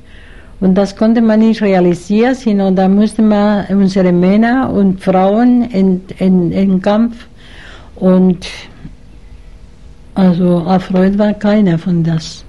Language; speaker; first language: German; non-native, fluent; Spanish